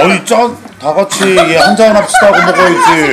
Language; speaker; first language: Korean; native; Korean